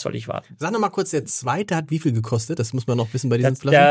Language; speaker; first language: German; native; German